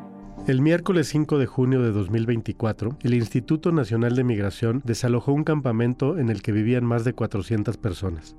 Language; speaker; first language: Spanish; native; Spanish